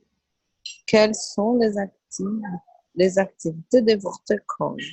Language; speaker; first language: French; non-native, learner; Portuguese